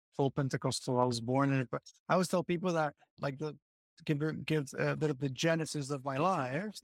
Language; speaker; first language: English; non-native, fluent; Spanish